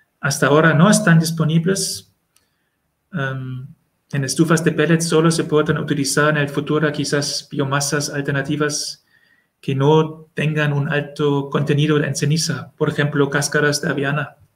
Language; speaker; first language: Spanish; non-native, learner; German